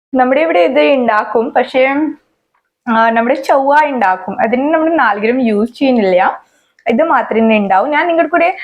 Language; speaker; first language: Malayalam; non-native, fluent; Hindi